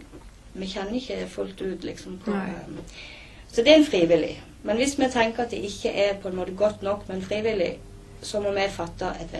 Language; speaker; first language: Norwegian; native; Norwegian